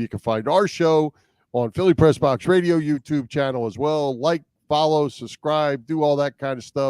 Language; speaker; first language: English; native; English